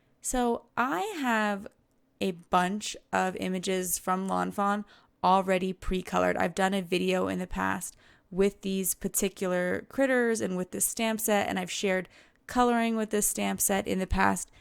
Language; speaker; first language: English; native; English